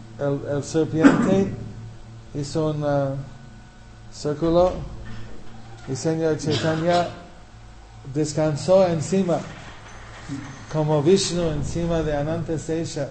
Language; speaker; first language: Spanish; non-native, fluent; English